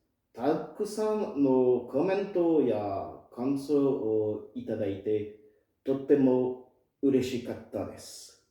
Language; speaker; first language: Japanese; non-native, fluent; French